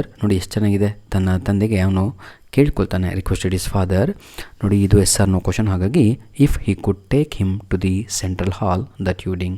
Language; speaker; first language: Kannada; native; Kannada